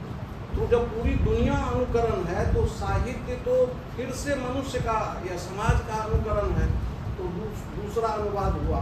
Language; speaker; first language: Hindi; native; Hindi